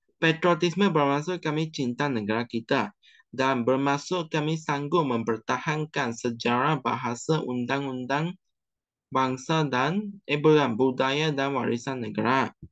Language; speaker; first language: Malay; non-native, local second language; Chinese